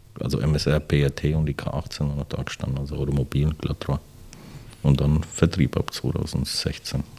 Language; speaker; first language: German; early bilingual, other home language; Greek